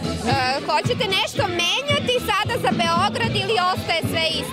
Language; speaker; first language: Serbian; native; Serbian